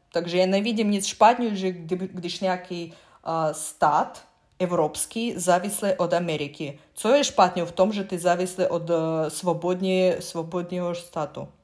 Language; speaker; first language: Czech; non-native, learner; Russian